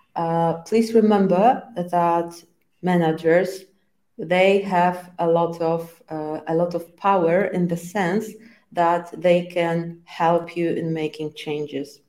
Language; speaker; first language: English; non-native, fluent; Polish